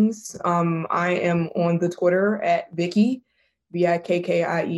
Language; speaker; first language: English; native; English